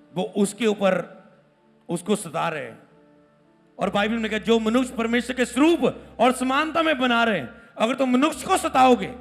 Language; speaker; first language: Hindi; non-native, local second language; Punjabi